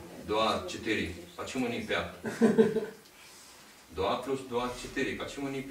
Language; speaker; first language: Russian; non-native, learner; Hindi